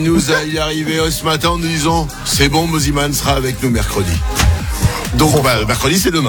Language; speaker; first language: French; native; French